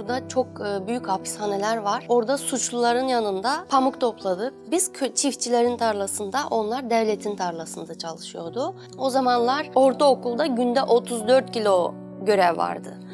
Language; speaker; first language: Turkish; non-native, fluent; Uyghur